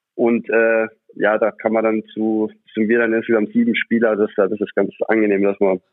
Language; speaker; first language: German; native; German